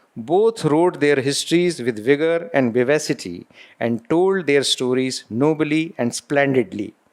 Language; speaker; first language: English; non-native, local second language; Marathi